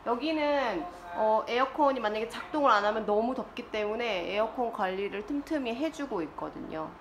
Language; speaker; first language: Korean; native; Korean